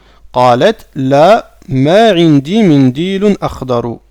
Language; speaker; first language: Arabic; non-native, fluent; French